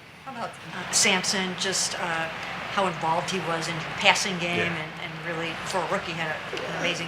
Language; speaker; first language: English; native; English